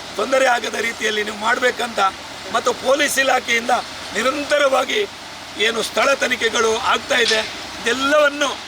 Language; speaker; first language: Kannada; native; Kannada